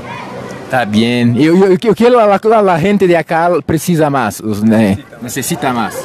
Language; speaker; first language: Spanish; non-native, learner; Portuguese